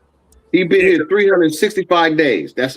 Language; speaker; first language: English; native; English